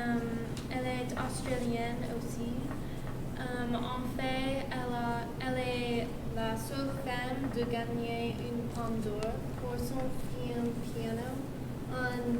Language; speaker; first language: French; non-native, learner; English